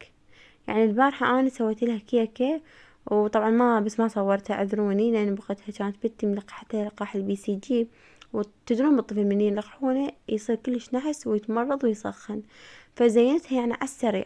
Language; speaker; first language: Arabic; native; Arabic